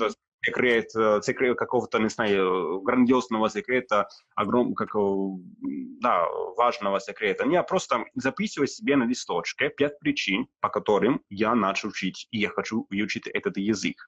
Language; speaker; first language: Russian; non-native, fluent; Italian